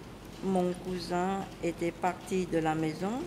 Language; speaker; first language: French; non-native, local second language; Khmer